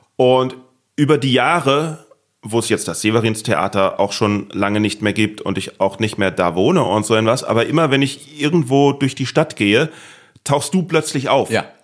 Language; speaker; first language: German; native; German